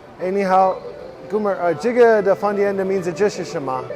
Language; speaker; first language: Chinese; non-native, learner; English